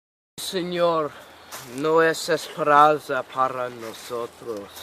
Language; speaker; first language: Spanish; non-native, learner; English